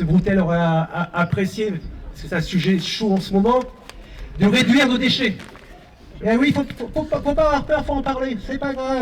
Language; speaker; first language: French; native; French